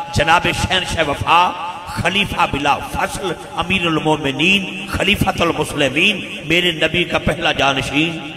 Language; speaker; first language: Urdu; non-native, local second language; Punjabi